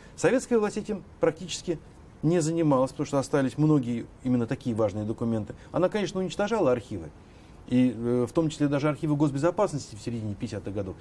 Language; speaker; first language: Russian; native; Russian